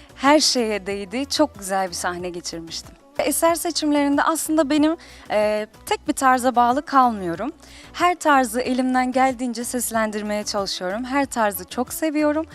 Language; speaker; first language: Turkish; native; Turkish